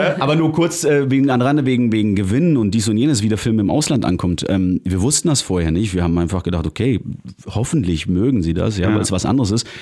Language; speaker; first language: German; early bilingual, other home language; Polish